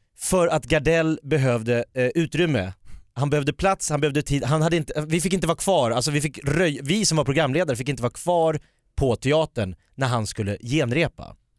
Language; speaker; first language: Swedish; native; Swedish